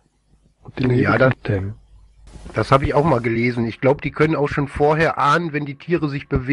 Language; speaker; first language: German; native; German